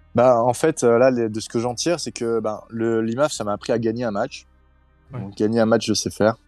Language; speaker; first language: French; native; French